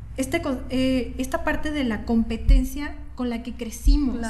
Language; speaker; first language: Spanish; native; Spanish